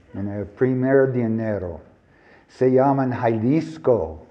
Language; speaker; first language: Spanish; non-native, learner; English